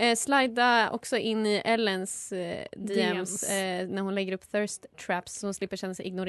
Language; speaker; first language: Swedish; native; Swedish